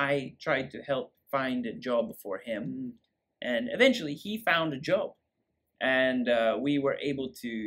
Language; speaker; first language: English; native; English